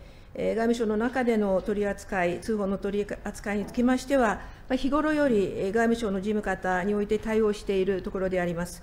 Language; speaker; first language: Japanese; native; Japanese